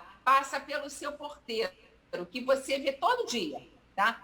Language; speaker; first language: Portuguese; native; Portuguese